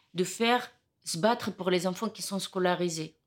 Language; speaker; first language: French; non-native, learner; Romanian